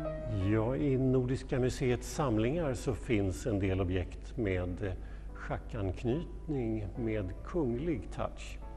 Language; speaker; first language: Swedish; native; Swedish